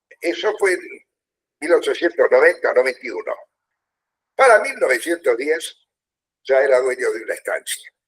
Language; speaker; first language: Spanish; early bilingual, other home language; German